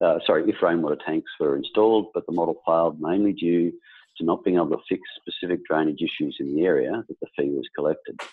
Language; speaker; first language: English; native; English